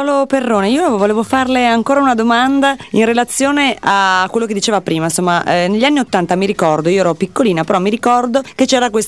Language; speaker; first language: Italian; native; Italian